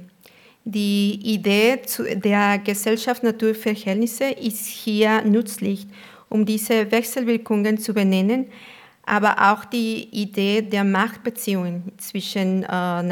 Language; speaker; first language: German; non-native, fluent; Spanish